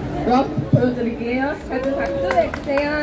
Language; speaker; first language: Korean; non-native, fluent; Chinese